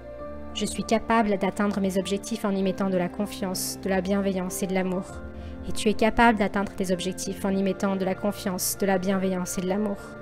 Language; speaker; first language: French; native; French